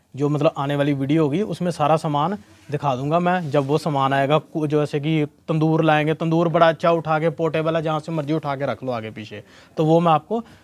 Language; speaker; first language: Hindi; non-native, local second language; Punjabi